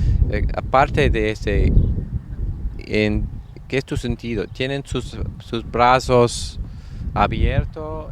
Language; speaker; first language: Spanish; non-native, learner; English